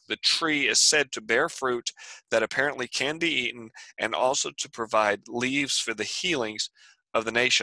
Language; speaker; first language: English; native; English